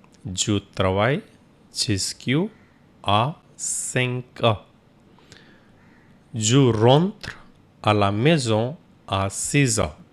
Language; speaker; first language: French; non-native, fluent; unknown